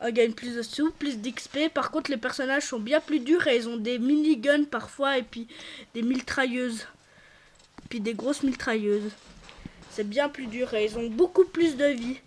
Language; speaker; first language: French; native; French